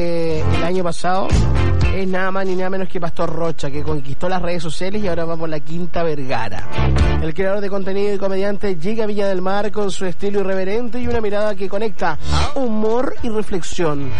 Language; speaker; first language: Spanish; native; Spanish